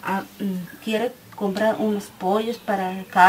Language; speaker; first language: Spanish; non-native, local second language; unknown